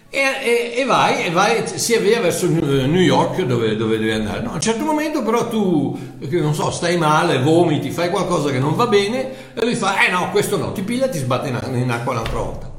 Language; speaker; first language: Italian; native; Italian